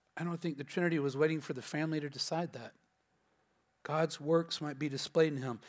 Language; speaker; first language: English; native; English